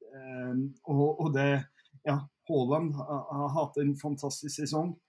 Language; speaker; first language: Norwegian; non-native, fluent; English